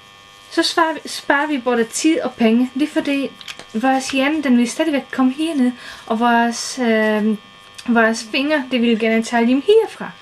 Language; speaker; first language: Danish; non-native, fluent; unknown